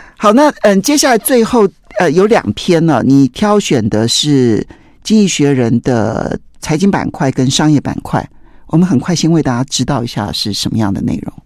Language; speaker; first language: Chinese; native; Chinese